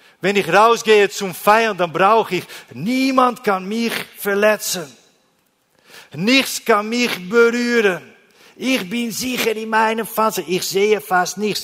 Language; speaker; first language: German; non-native, learner; Dutch